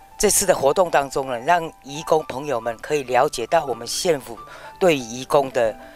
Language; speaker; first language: Chinese; native; Chinese